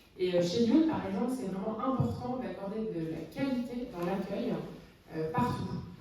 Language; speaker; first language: French; native; French